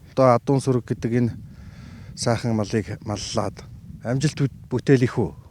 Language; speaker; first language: Mongolian; native; Mongolian